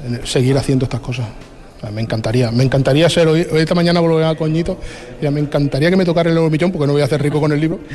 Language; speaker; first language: Spanish; native; Spanish